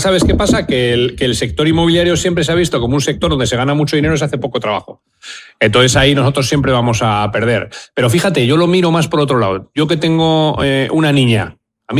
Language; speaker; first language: Spanish; native; Spanish